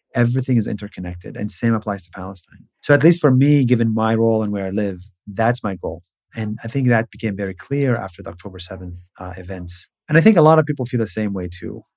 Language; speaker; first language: English; non-native, fluent; Hebrew